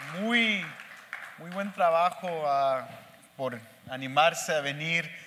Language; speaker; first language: Spanish; early bilingual, heritage; Spanish